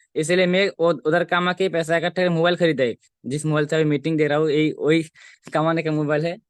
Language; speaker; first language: Hindi; non-native, local second language; Bangla